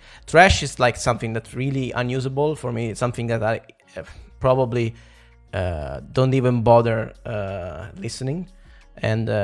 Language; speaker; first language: English; non-native, fluent; Italian